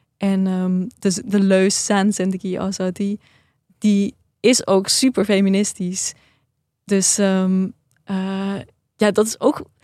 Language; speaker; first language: Dutch; early bilingual, other home language; Persian